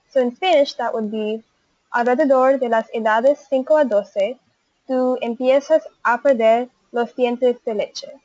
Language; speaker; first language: Spanish; non-native, learner; English